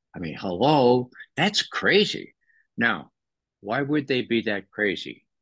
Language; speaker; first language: English; native; English